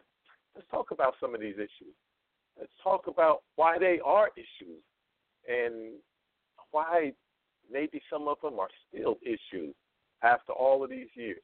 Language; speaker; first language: English; native; English